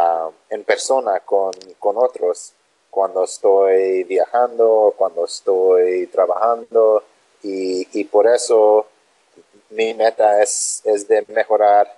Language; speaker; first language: Spanish; non-native, learner; English